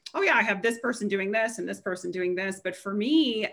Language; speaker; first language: English; native; English